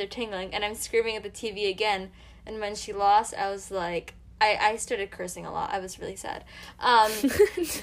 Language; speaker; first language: English; native; English